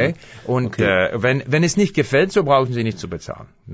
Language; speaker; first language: German; non-native, fluent; English